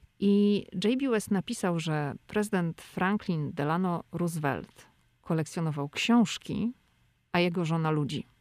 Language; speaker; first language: Polish; native; Polish